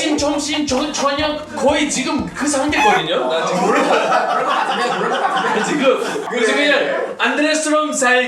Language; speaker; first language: Korean; non-native, fluent; Greek